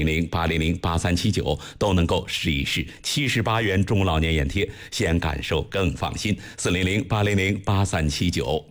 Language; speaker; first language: Chinese; native; Chinese